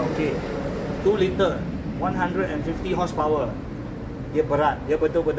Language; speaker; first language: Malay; non-native, local second language; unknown